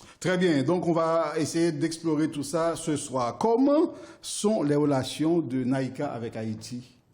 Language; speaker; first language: French; non-native, local second language; Haitian Creole